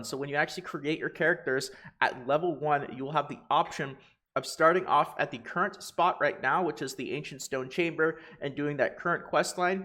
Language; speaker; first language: English; native; English